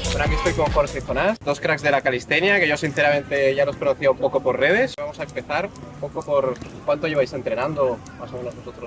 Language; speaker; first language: Spanish; native; Spanish